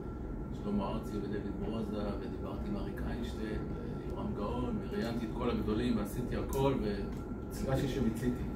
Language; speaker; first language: Hebrew; native; Hebrew